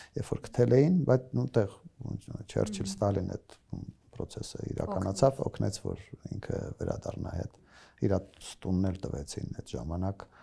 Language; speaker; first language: Armenian; native; Armenian